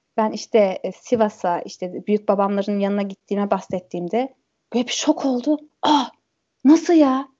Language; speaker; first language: Turkish; early bilingual, heritage; Turkish